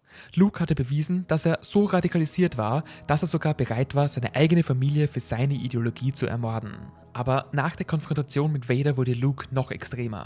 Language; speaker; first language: German; native; German